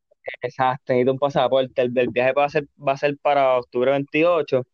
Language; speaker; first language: Spanish; native; Spanish